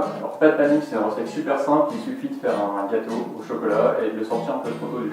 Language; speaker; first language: French; native; French